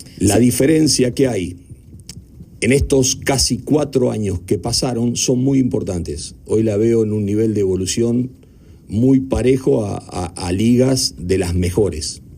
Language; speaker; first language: Spanish; native; Spanish